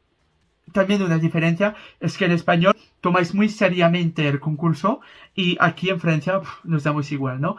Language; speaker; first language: Spanish; non-native, fluent; French